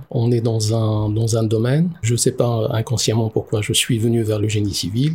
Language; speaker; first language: French; non-native, local second language; Arabic